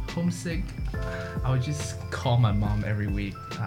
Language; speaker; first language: English; non-native, local second language; Chinese